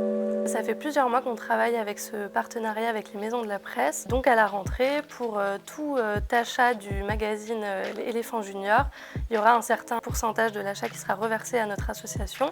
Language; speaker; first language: French; native; French